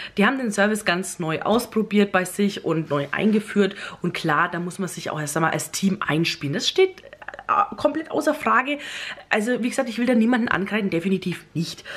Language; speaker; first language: German; native; German